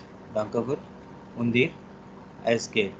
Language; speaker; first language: German; non-native, learner; Hindi